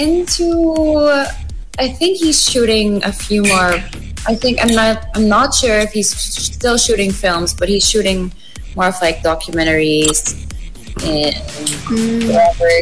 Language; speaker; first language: English; non-native, local second language; Filipino